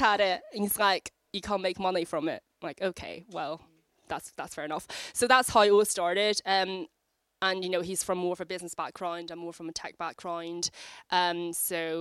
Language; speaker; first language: English; native; English